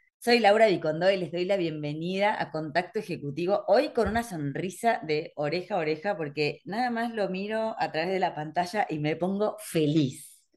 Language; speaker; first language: Spanish; native; Spanish